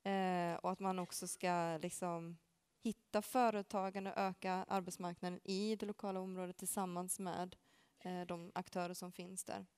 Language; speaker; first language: Swedish; native; Swedish